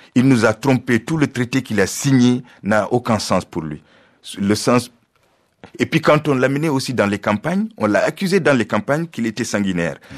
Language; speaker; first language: French; non-native, local second language; Fula